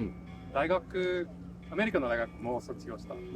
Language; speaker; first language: Japanese; non-native, learner; English